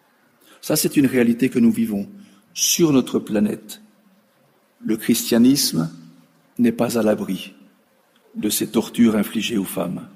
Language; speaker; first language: French; native; French